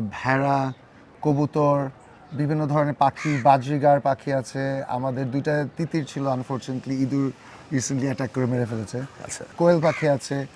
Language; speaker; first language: Bangla; early bilingual, heritage; Bangla